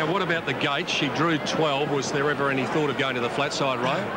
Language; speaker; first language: English; native; English